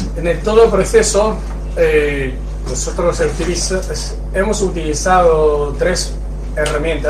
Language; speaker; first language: Spanish; non-native, fluent; Chinese